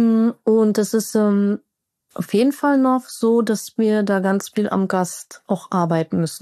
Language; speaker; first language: German; native; German